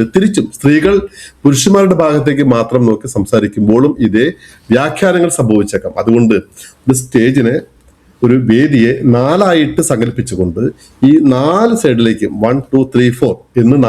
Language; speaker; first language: Malayalam; native; Malayalam